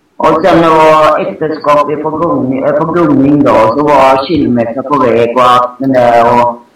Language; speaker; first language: Swedish; non-native, fluent; Thai